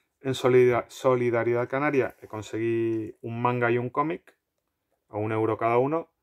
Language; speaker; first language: Spanish; native; Spanish